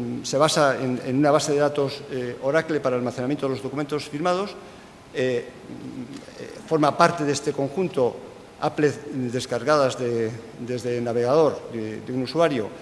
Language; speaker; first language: Spanish; native; Spanish